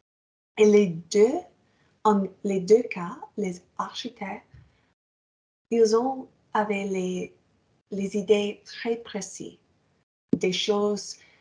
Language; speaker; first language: French; non-native, fluent; English